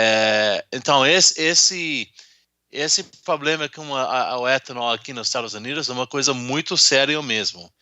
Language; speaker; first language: Portuguese; non-native, fluent; English